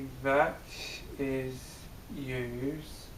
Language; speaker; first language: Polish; early bilingual, heritage; English